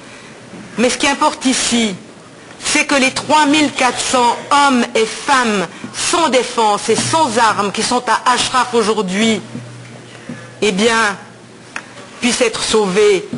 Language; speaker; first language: French; native; French